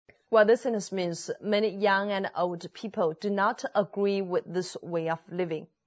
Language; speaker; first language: English; non-native, fluent; Chinese